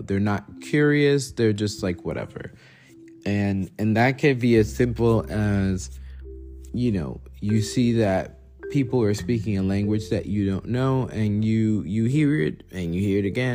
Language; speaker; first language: English; native; English